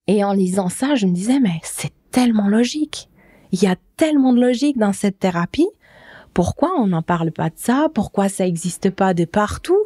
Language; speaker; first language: French; non-native, fluent; Portuguese